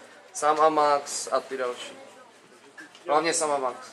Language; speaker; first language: Czech; native; Czech